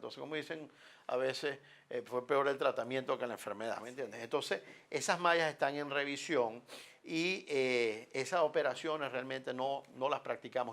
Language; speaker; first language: Spanish; native; Spanish